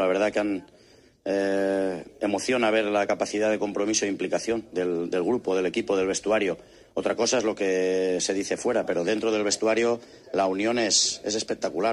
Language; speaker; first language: Spanish; native; Spanish